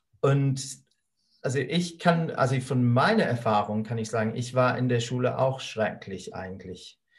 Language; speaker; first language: German; non-native, fluent; English